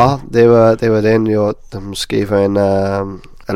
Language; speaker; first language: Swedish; non-native, learner; English